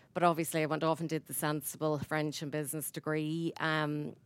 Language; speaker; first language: English; native; English